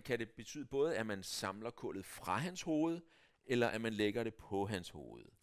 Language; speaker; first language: Danish; native; Danish